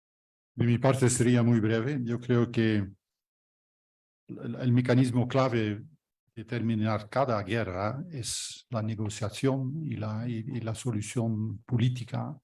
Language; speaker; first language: Spanish; non-native, fluent; Dutch